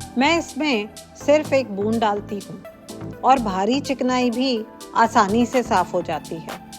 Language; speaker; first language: Hindi; non-native, local second language; Bangla